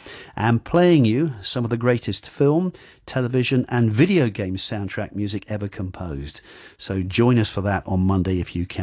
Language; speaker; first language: English; native; English